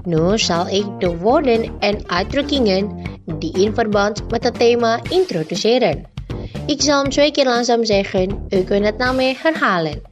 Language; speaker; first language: Dutch; non-native, learner; Indonesian